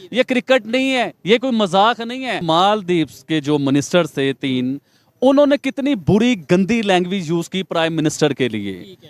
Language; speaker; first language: Urdu; non-native, local second language; Punjabi